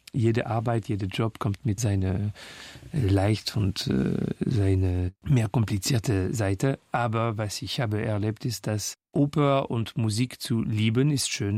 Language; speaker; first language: German; non-native, fluent; French